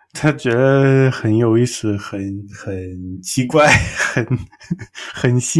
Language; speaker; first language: Chinese; non-native, learner; English